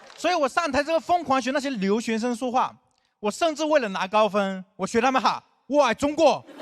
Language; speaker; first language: Chinese; non-native, local second language; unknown